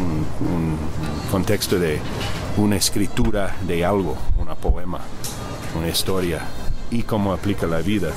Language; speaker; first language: Spanish; early bilingual, heritage; Spanish